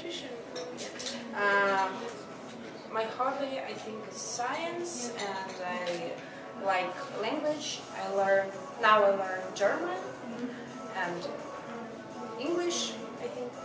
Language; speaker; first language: English; non-native, learner; Russian